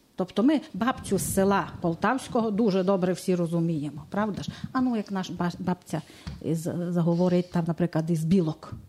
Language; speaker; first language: Ukrainian; native; Ukrainian